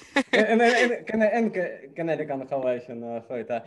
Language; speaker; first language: Finnish; non-native, fluent; Turkish